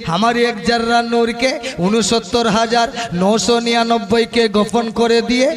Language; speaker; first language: Bangla; non-native, local second language; Urdu